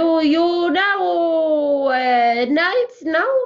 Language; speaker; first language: English; non-native, learner; Oromo